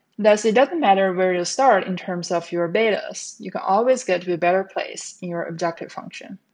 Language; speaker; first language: English; native; English